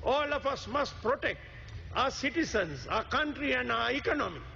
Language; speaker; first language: English; non-native, local second language; Sinhala